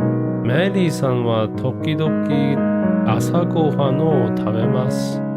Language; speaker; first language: Japanese; non-native, learner; English